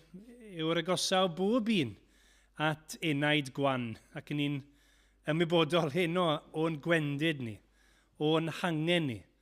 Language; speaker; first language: Welsh; native; Welsh